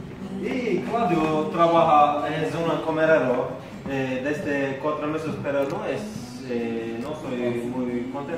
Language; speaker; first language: Spanish; non-native, learner; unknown